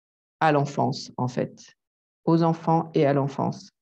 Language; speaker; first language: French; native; French